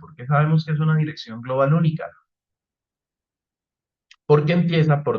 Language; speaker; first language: Spanish; native; Spanish